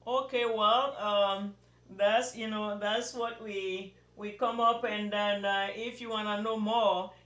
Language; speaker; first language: English; non-native, local second language; Yoruba